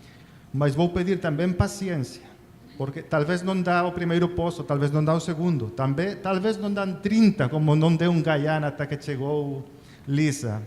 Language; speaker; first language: Portuguese; non-native, fluent; Spanish